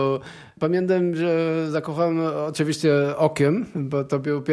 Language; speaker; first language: Polish; non-native, learner; Portuguese